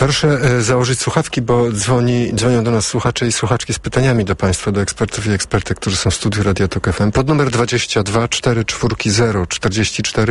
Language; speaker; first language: Polish; native; Polish